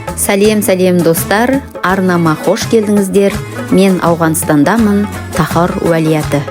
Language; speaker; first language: Kazakh; native; Kazakh